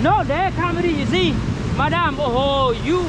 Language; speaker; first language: English; non-native, learner; Thai